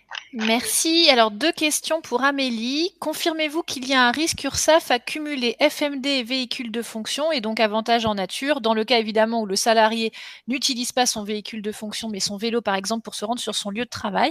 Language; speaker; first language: French; native; French